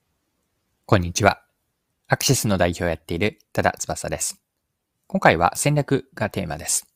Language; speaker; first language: Japanese; native; Japanese